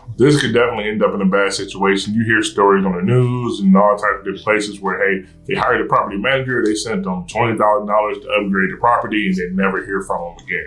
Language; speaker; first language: English; native; English